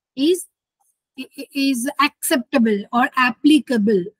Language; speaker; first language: English; non-native, local second language; Telugu